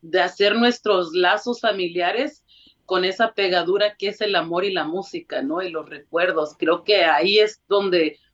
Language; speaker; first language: Spanish; early bilingual, heritage; Spanish